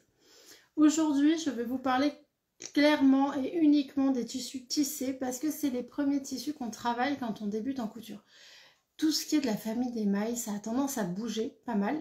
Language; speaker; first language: French; native; French